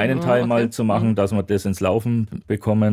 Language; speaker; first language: German; native; German